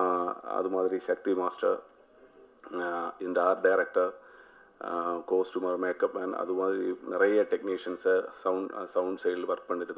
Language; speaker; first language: Tamil; non-native, learner; Malayalam